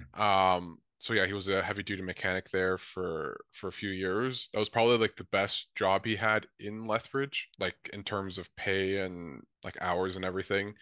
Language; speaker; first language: English; native; English